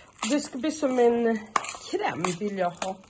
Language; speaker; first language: Swedish; non-native, fluent; Portuguese